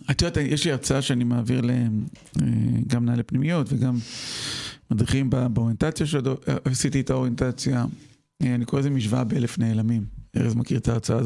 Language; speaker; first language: Hebrew; native; Hebrew